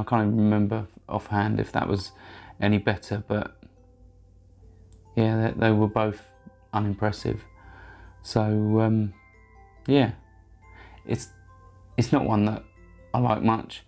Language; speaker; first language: English; native; English